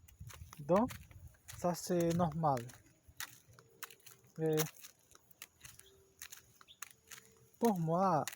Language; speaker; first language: French; non-native, learner; Portuguese